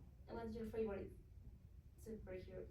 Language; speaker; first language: English; non-native, learner; Spanish